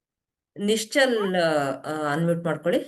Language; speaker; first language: Kannada; native; Kannada